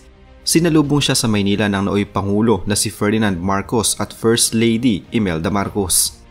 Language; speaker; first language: Filipino; native; Filipino